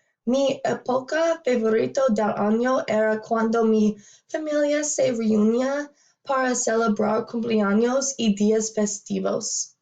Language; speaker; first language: Spanish; non-native, learner; English